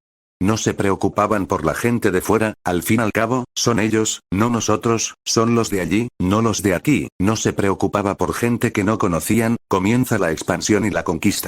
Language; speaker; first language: Spanish; native; Spanish